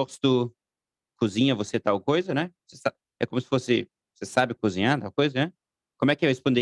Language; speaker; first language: Portuguese; non-native, fluent; German